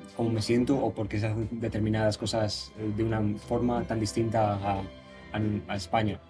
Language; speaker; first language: Spanish; native; Spanish